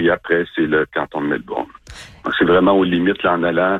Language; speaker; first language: French; native; French